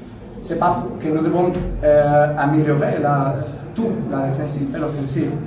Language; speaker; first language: French; non-native, learner; Spanish